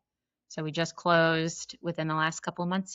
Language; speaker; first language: English; native; English